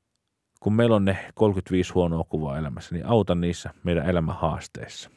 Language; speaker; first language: Finnish; native; Finnish